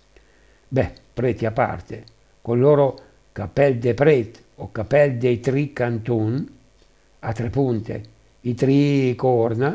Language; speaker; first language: Italian; native; Italian